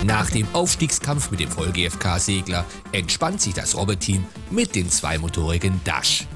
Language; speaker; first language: German; native; German